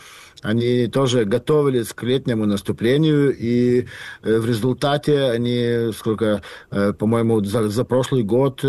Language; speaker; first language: Russian; non-native, fluent; Lithuanian